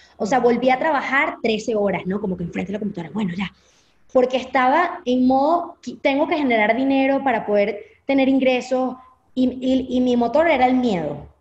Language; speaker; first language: Spanish; native; Spanish